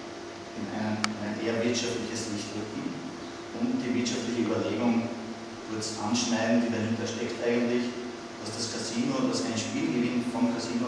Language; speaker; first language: German; native; German